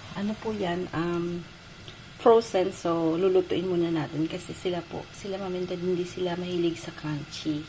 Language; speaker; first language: Filipino; native; Filipino